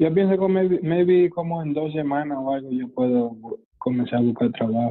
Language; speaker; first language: Spanish; early bilingual, other home language; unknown